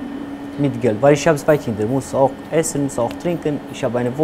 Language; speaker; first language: German; non-native, learner; Romanian